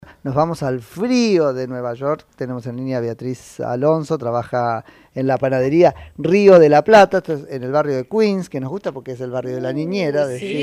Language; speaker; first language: Spanish; native; Spanish